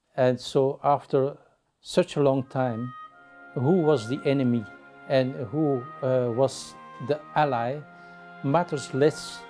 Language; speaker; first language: English; non-native, fluent; Dutch